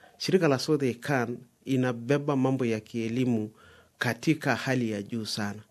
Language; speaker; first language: Swahili; non-native, local second language; Masai